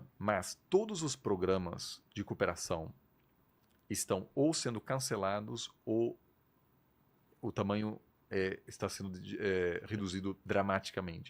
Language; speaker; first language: Portuguese; non-native, fluent; German